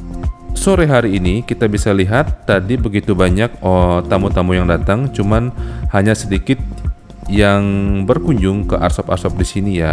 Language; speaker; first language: Indonesian; native; Indonesian